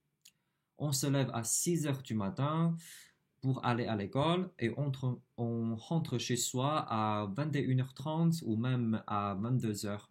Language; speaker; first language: French; non-native, fluent; Chinese